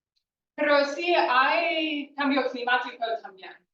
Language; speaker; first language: Spanish; non-native, fluent; English